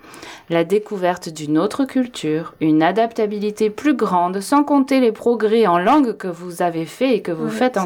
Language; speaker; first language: French; native; French